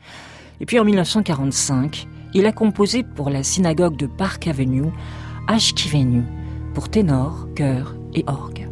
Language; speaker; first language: French; native; French